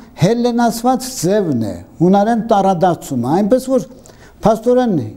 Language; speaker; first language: Armenian; native; Armenian